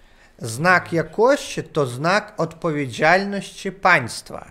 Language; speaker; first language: Polish; non-native, learner; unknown